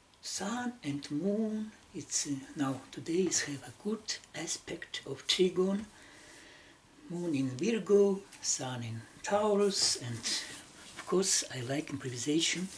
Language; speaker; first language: English; non-native, learner; Russian